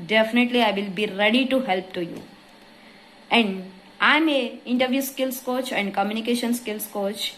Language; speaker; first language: English; non-native, local second language; Telugu